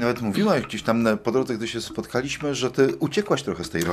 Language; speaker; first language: Polish; native; Polish